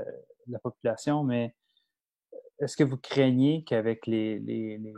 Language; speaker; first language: French; native; French